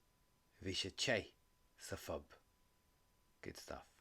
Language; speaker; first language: Irish; non-native, local second language; English